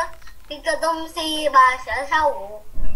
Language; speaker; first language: Chinese; early bilingual, heritage; Chinese